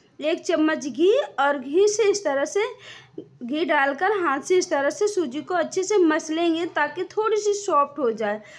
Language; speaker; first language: Hindi; native; Hindi